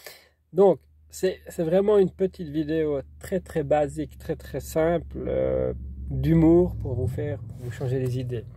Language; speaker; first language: French; native; French